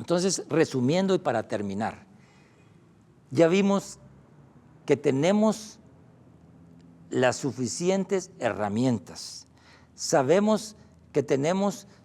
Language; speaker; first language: Spanish; native; Spanish